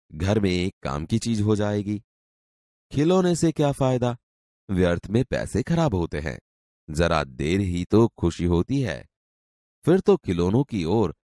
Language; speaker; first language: Hindi; non-native, local second language; Gujarati